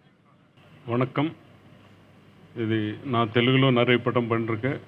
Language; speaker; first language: Tamil; non-native, learner; Telugu